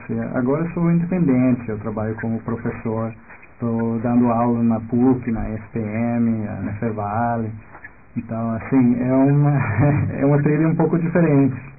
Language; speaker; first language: Portuguese; non-native, fluent; English